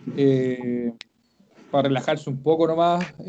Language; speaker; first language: Spanish; native; Spanish